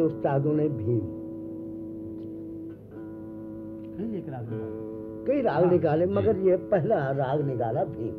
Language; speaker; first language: Urdu; non-native, local second language; Punjabi